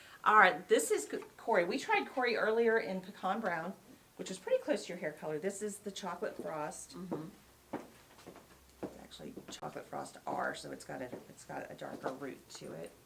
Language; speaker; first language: English; native; English